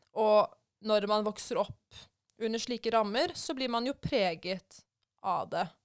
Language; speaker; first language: Norwegian; early bilingual, other home language; Persian